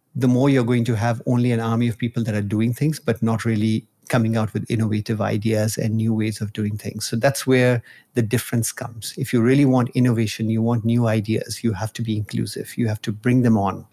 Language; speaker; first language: English; non-native, local second language; Hindi